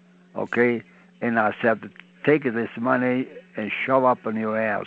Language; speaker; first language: English; non-native, learner; Italian